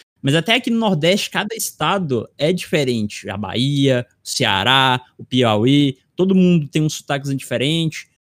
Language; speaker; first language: Portuguese; native; Portuguese